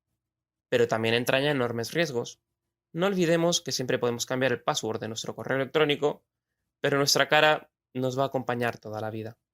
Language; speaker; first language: Spanish; native; Spanish